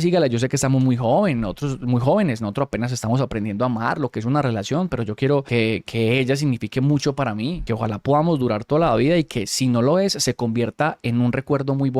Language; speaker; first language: Spanish; native; Spanish